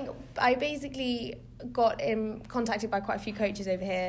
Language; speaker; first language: English; native; English